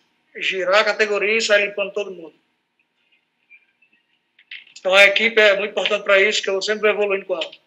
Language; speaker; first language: Portuguese; native; Portuguese